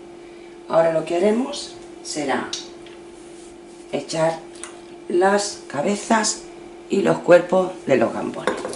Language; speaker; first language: Spanish; native; Spanish